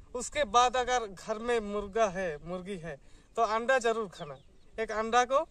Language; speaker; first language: Hindi; non-native, local second language; Bangla